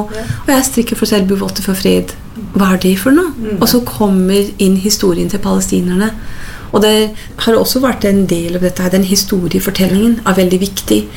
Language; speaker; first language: Norwegian; non-native, fluent; English